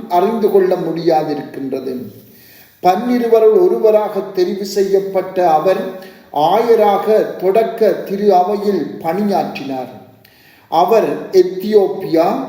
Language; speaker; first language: Tamil; native; Tamil